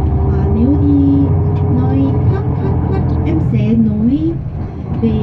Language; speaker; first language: Vietnamese; non-native, learner; Korean